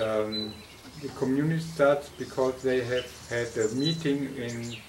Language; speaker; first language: English; non-native, fluent; German